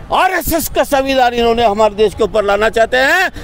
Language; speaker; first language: Hindi; non-native, local second language; Kannada